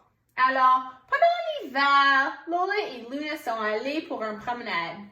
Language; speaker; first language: French; non-native, fluent; English